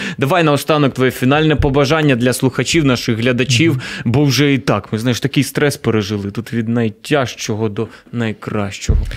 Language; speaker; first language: Ukrainian; native; Ukrainian